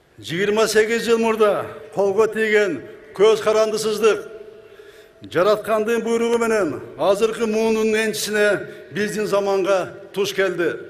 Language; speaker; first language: Kyrgyz; native; Kyrgyz